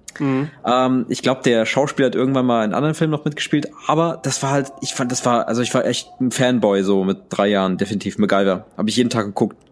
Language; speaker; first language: German; early bilingual, other home language; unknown